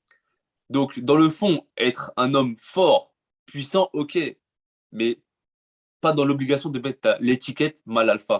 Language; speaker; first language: French; native; French